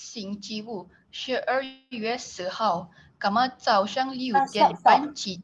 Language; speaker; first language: Chinese; non-native, learner; Malay